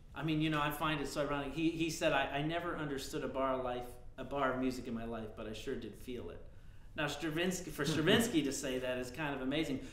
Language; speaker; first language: English; native; English